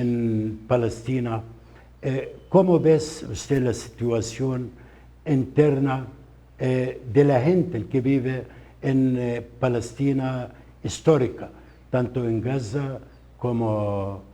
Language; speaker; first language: Spanish; non-native, fluent; Arabic